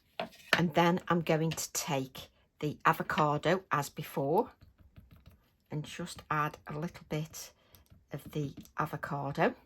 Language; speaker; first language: English; native; English